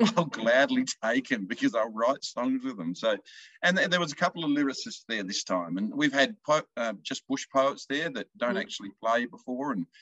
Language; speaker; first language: English; native; English